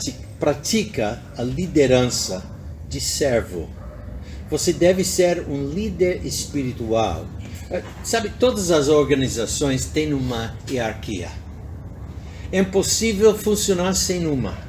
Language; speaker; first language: Portuguese; non-native, fluent; English